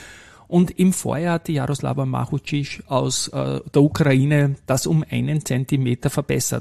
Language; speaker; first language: German; native; German